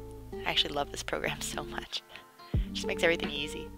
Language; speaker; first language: English; native; English